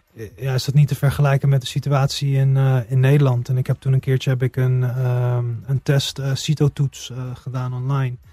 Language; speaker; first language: Dutch; early bilingual, heritage; Dutch